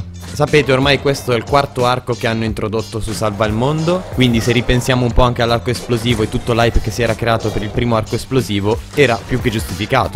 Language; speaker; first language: Italian; native; Italian